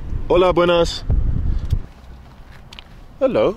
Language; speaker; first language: Spanish; non-native, learner; English